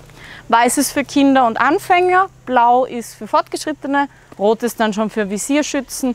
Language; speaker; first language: German; native; German